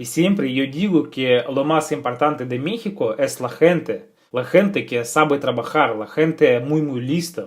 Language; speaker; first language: Spanish; non-native, fluent; Russian